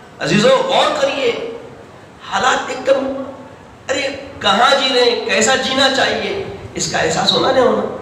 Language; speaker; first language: Urdu; native; Urdu